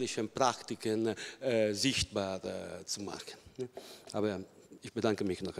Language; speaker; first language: German; non-native, fluent; Italian